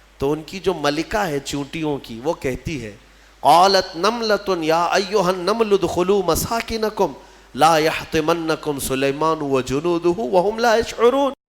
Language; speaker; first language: Urdu; native; Urdu